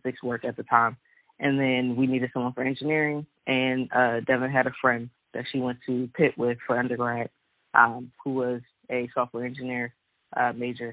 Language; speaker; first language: English; native; English